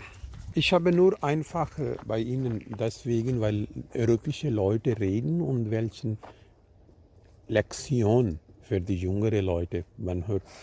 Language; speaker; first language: German; non-native, learner; Urdu